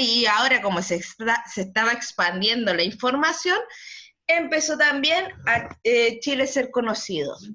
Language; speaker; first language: Spanish; native; Spanish